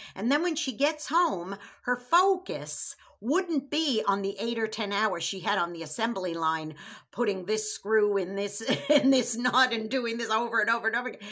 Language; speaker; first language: English; native; English